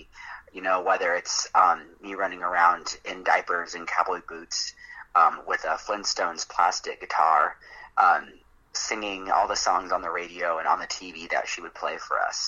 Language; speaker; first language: English; native; English